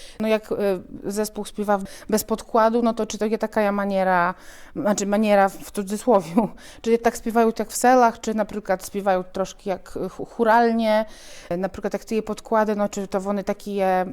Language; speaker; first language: Polish; non-native, local second language; Ukrainian